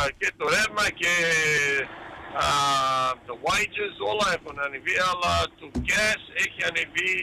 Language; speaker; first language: Greek; early bilingual, heritage; Greek